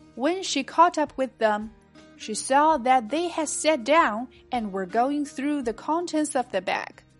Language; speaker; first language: English; non-native, fluent; Chinese